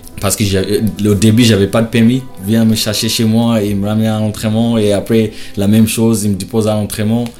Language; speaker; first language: French; non-native, learner; Shona